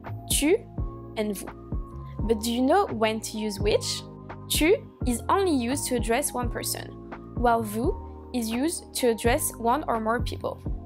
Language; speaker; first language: English; non-native, fluent; French